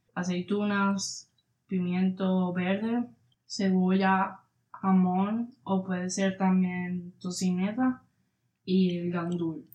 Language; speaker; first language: Spanish; native; Spanish